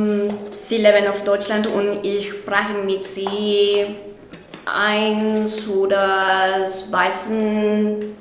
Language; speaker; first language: German; non-native, learner; Spanish